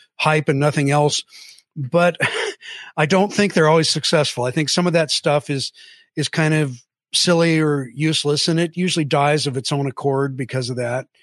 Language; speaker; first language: English; native; English